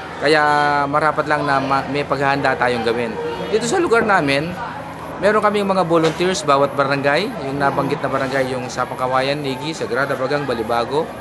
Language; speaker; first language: Filipino; non-native, local second language; Pampanga